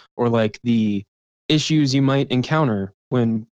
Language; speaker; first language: English; native; English